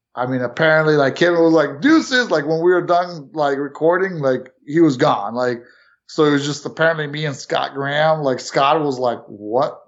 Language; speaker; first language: English; early bilingual, other home language; Romanian